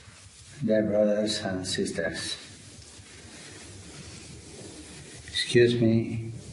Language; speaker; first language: English; non-native, learner; Italian